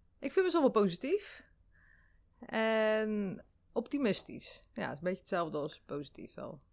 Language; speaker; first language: Dutch; early bilingual, other home language; Armenian